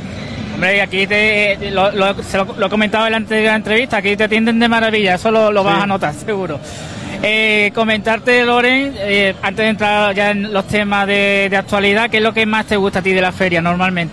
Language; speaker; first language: Spanish; native; Spanish